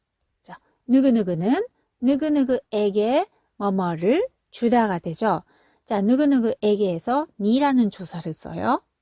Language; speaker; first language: Korean; non-native, fluent; Japanese